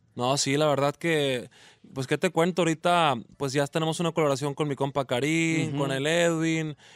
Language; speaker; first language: Spanish; native; Spanish